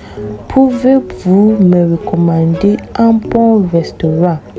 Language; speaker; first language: French; non-native, learner; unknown